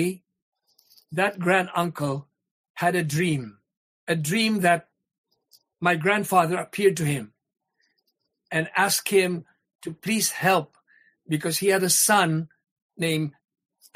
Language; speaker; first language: English; non-native, local second language; Hiligaynon